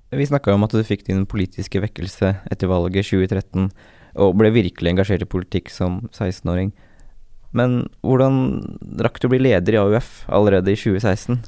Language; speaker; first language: Norwegian; native; Norwegian